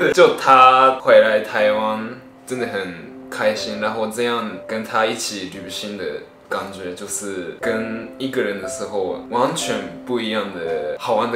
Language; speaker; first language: Chinese; non-native, fluent; Japanese